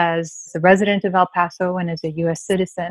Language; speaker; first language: English; native; English